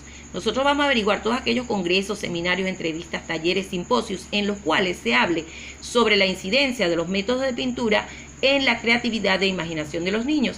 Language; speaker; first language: Spanish; native; Spanish